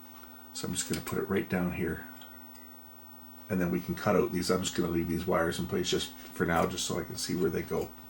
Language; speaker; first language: English; native; English